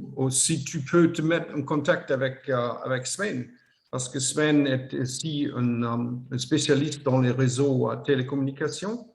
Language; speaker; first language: French; non-native, fluent; German